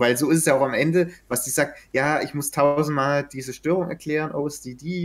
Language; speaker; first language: German; native; German